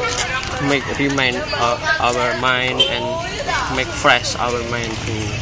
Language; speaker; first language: English; non-native, learner; Indonesian